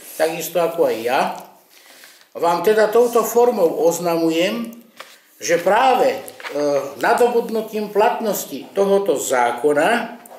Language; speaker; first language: Slovak; non-native, local second language; Romany